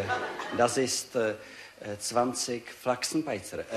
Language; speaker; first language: German; non-native, learner; Czech